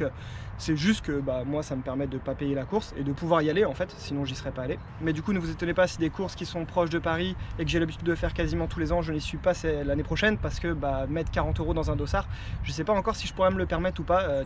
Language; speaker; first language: French; native; French